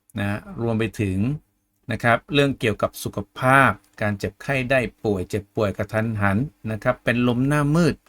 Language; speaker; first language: Thai; native; Thai